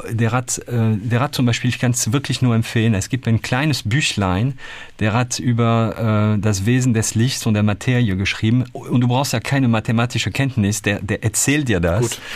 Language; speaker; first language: German; non-native, fluent; French